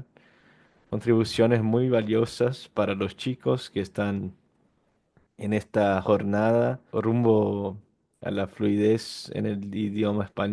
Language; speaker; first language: Spanish; non-native, fluent; Portuguese